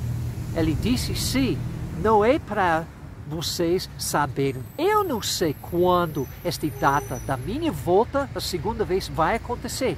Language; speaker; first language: Portuguese; non-native, fluent; English